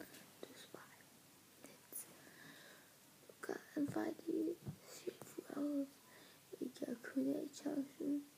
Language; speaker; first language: Dutch; early bilingual, other home language; Turkish